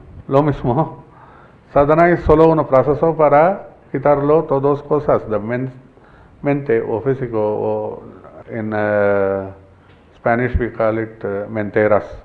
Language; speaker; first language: Spanish; non-native, learner; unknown